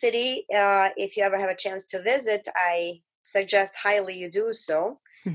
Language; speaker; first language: English; non-native, fluent; Bosnian